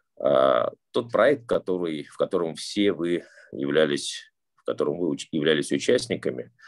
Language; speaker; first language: Russian; native; Russian